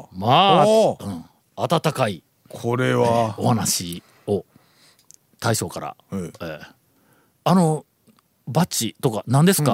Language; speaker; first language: Japanese; native; Japanese